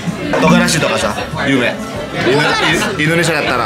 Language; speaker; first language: Japanese; non-native, fluent; Indonesian